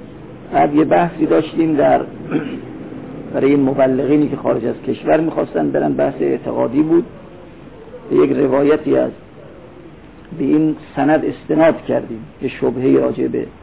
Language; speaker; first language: Persian; native; Persian